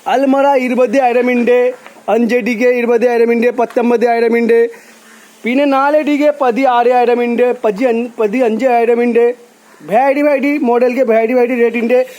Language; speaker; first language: Malayalam; non-native, learner; Bangla